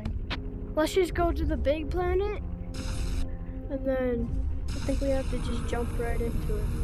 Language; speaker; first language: English; native; English